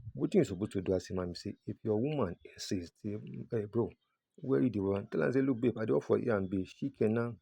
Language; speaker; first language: Nigerian Pidgin; non-native, local second language; Yoruba